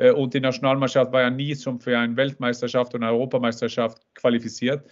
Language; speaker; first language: German; non-native, fluent; Norwegian